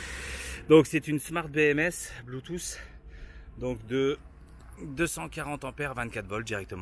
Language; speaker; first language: French; native; French